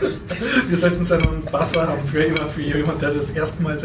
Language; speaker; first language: German; native; German